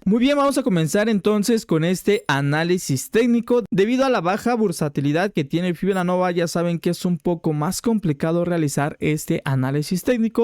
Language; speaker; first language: Spanish; native; Spanish